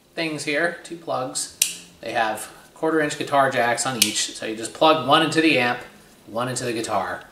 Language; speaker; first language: English; native; English